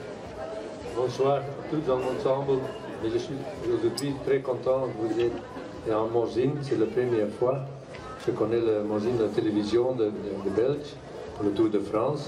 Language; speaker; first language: French; non-native, learner; Dutch